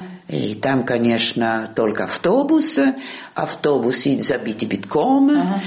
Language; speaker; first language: Russian; non-native, fluent; Italian